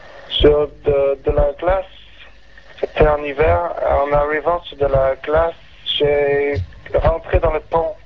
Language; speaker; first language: French; non-native, learner; English